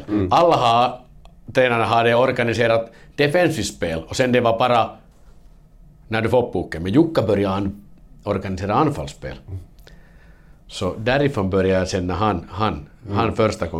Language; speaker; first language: Swedish; non-native, learner; Finnish